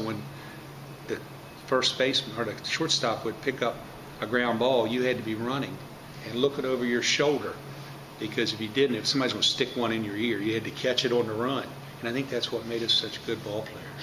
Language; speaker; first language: English; native; English